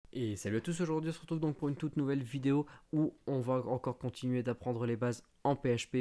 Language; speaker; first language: French; native; French